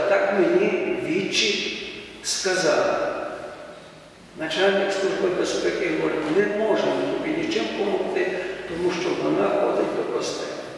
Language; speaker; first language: Ukrainian; native; Ukrainian